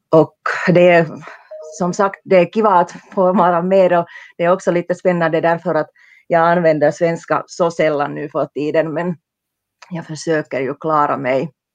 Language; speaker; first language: Swedish; non-native, local second language; Finnish